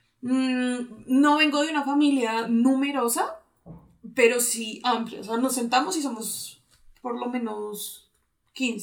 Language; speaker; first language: Spanish; native; Spanish